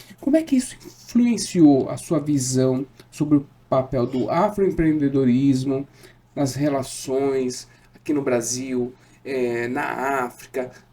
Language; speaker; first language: Portuguese; native; Portuguese